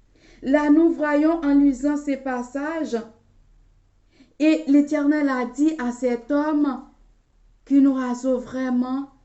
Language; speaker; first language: French; non-native, local second language; Haitian Creole